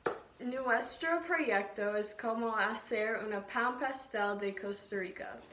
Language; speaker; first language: Spanish; non-native, learner; English